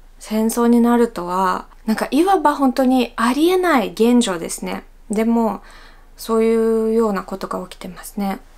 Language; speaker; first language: Japanese; non-native, fluent; Russian